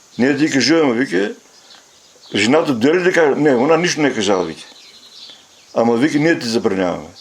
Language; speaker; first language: Bulgarian; native; Bulgarian